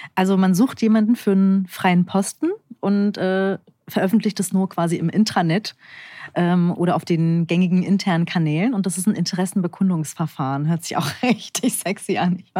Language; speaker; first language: German; early bilingual, other home language; Turkish